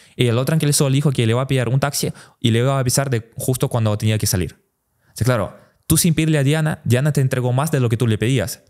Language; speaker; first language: Spanish; early bilingual, other home language; Russian